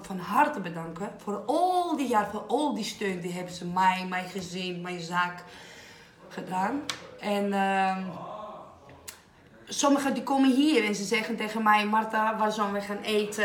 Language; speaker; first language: Dutch; non-native, fluent; Greek